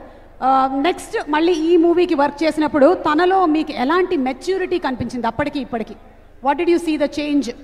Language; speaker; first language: Telugu; native; Telugu